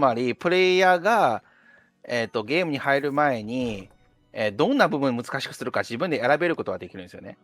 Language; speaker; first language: Japanese; non-native, fluent; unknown